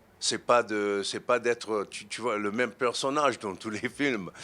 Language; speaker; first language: French; non-native, fluent; English